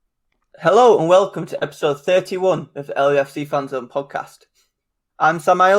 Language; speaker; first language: English; native; English